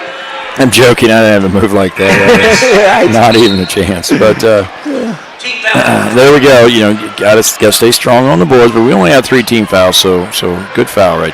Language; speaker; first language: English; native; English